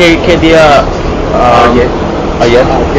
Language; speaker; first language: Spanish; non-native, learner; English